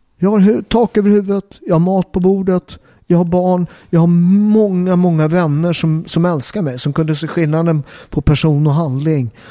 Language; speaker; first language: Swedish; early bilingual, other home language; Italian